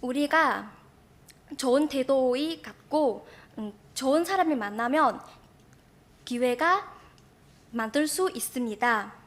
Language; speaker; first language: Korean; non-native, fluent; Vietnamese